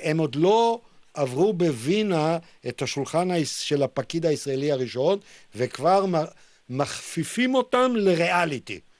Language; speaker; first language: Hebrew; native; Hebrew